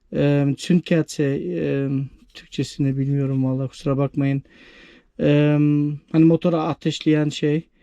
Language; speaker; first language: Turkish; early bilingual, heritage; Turkish